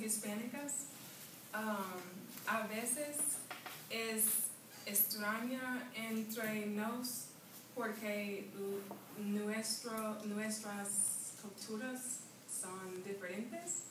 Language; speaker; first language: Spanish; non-native, learner; English